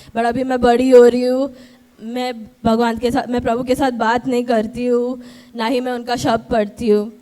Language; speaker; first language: Hindi; non-native, local second language; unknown